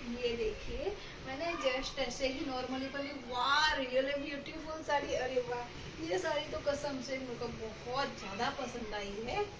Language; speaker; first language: Hindi; non-native, local second language; Gujarati